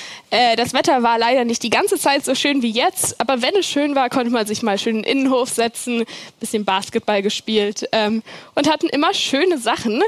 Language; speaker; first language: German; native; German